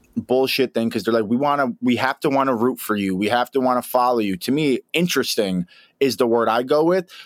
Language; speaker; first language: English; native; English